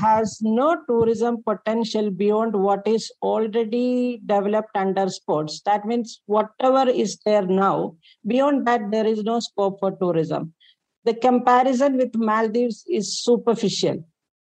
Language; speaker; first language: English; non-native, local second language; Malayalam